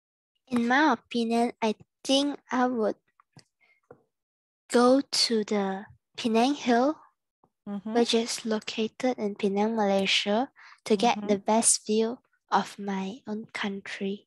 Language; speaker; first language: English; non-native, learner; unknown